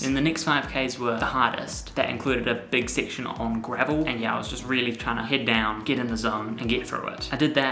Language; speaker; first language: English; native; English